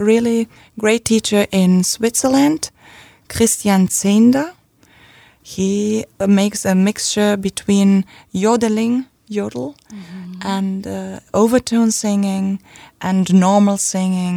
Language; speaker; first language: English; non-native, fluent; German